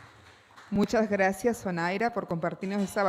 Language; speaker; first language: Spanish; native; Spanish